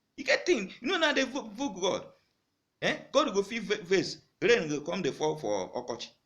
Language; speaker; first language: Nigerian Pidgin; non-native, local second language; Igbo